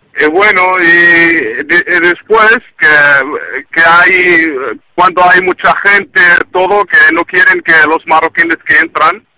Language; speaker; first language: Spanish; non-native, learner; Arabic